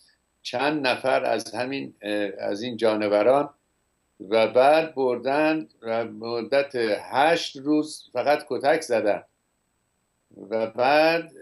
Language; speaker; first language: Persian; native; Persian